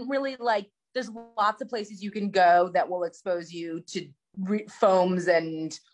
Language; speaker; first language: English; native; English